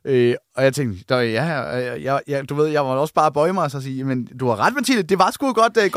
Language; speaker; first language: Danish; native; Danish